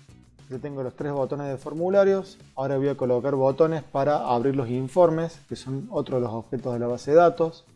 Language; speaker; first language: Spanish; native; Spanish